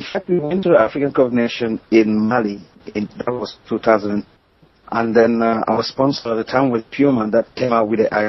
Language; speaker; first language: English; non-native, local second language; French